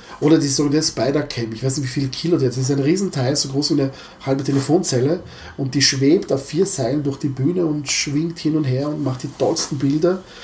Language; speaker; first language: German; early bilingual, other home language; Croatian